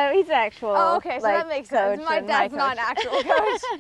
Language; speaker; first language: English; native; English